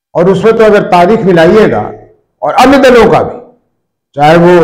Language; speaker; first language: Hindi; native; Hindi